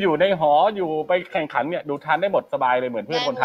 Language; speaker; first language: Thai; native; Thai